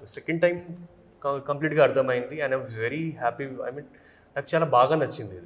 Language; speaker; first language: Telugu; non-native, fluent; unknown